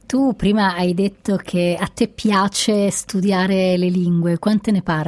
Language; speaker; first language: Italian; native; Italian